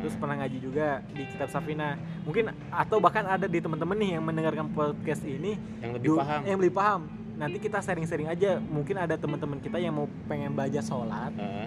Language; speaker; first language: Indonesian; native; Indonesian